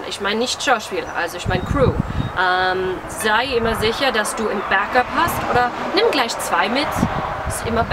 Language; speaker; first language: German; early bilingual, heritage; English